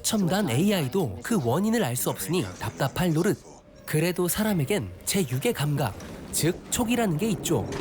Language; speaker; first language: Korean; native; Korean